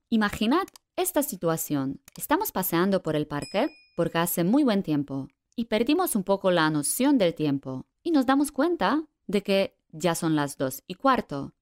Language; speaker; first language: Spanish; non-native, fluent; Polish